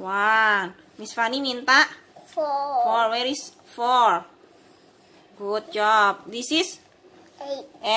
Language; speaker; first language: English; non-native, learner; Indonesian